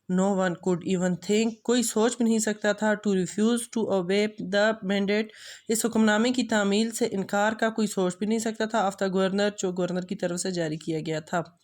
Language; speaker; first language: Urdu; non-native, local second language; Pashto